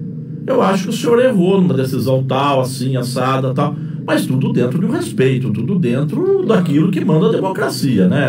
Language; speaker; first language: Portuguese; native; Portuguese